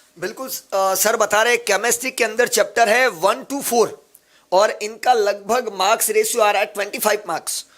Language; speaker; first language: Hindi; native; Hindi